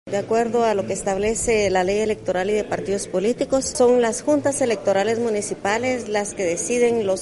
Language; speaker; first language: Spanish; native; Spanish